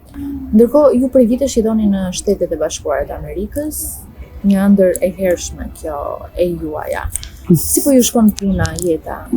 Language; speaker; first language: Albanian; native; Albanian